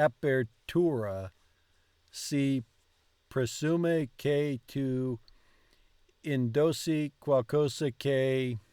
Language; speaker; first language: Italian; non-native, learner; English